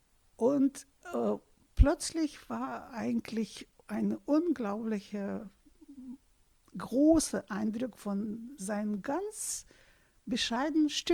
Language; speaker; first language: German; non-native, fluent; Russian